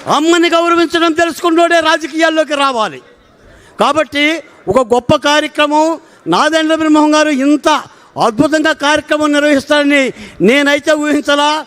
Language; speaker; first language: Telugu; native; Telugu